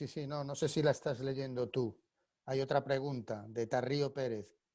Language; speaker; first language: Spanish; native; Spanish